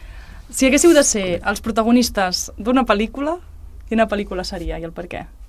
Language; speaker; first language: Catalan; native; Catalan